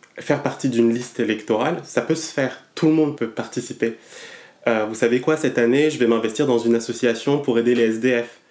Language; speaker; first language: French; non-native, local second language; Malagasy